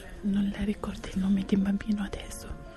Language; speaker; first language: Italian; non-native, learner; Albanian